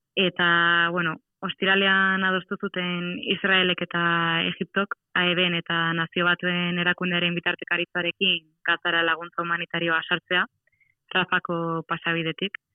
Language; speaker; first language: Basque; native; Basque